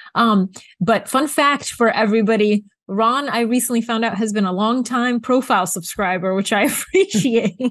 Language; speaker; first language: English; early bilingual, other home language; Bulgarian